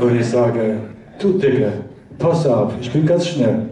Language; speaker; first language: German; early bilingual, heritage; Italian